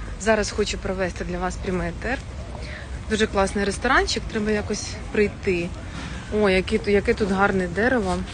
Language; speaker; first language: Ukrainian; non-native, local second language; Russian